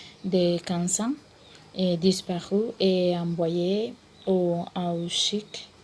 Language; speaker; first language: French; non-native, learner; Spanish